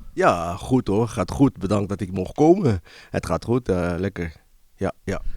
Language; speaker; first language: Dutch; early bilingual, other home language; Lingala